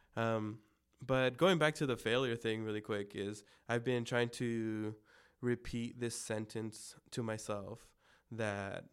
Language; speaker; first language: English; early bilingual, other home language; Spanish